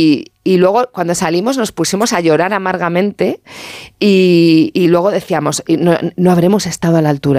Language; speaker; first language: Spanish; native; Spanish